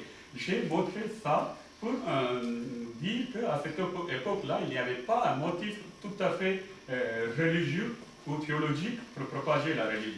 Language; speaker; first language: French; non-native, fluent; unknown